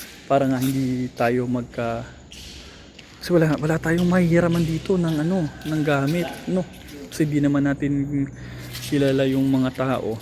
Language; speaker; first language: Filipino; native; Filipino